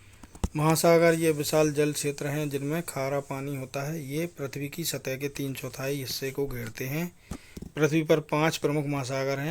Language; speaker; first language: Hindi; native; Hindi